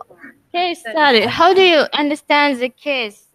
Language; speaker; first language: English; non-native, learner; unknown